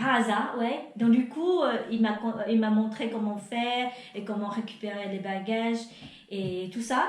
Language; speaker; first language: French; non-native, fluent; Vietnamese